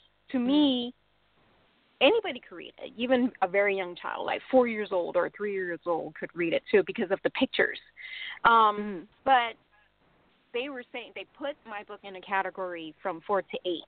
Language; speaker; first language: English; non-native, local second language; Cantonese